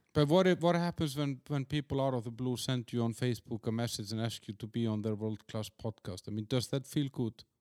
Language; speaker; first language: English; non-native, fluent; Icelandic